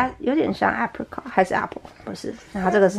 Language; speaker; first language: Chinese; native; Chinese